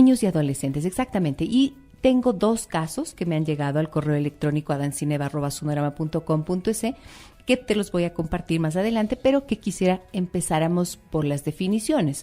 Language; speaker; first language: Spanish; native; Spanish